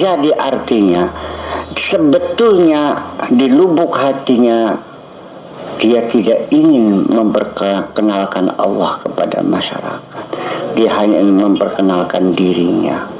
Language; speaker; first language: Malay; non-native, local second language; Javanese